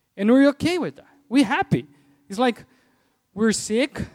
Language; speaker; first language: English; non-native, fluent; Portuguese